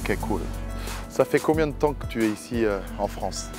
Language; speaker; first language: French; native; French